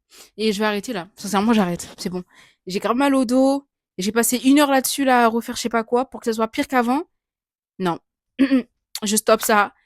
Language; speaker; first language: French; native; French